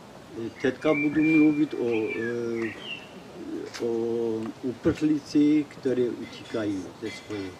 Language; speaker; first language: Czech; non-native, learner; Kurdish